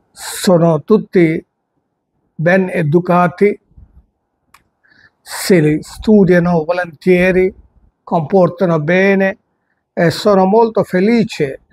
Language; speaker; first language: Italian; non-native, fluent; Telugu